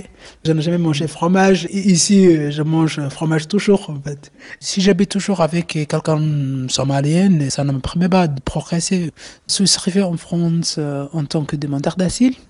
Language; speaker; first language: French; non-native, learner; Somali